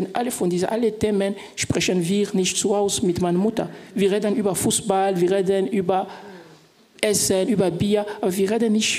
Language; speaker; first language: German; non-native, fluent; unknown